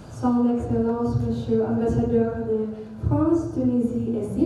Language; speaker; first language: French; non-native, learner; Indonesian